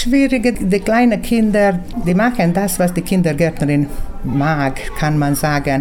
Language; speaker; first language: German; early bilingual, heritage; German